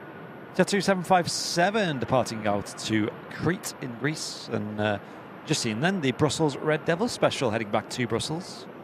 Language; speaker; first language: English; native; English